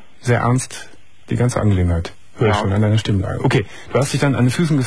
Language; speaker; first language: German; native; German